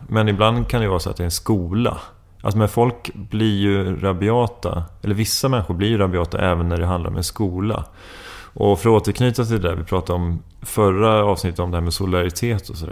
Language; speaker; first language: Swedish; native; Swedish